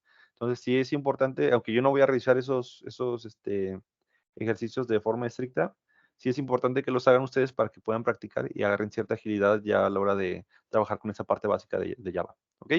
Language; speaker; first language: Spanish; native; Spanish